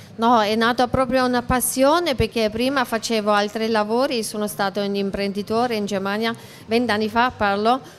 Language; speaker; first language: Italian; non-native, learner; German